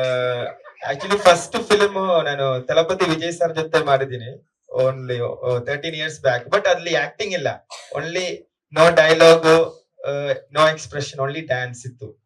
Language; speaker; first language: Kannada; non-native, fluent; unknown